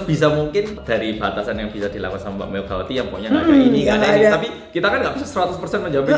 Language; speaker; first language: Indonesian; native; Indonesian